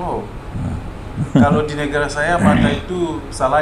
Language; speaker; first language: Indonesian; non-native, fluent; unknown